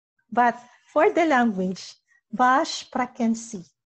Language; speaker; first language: English; non-native, local second language; Filipino